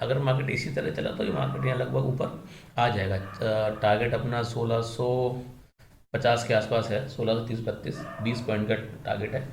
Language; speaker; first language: Hindi; native; Hindi